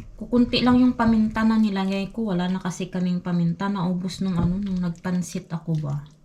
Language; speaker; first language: Filipino; non-native, local second language; Hiligaynon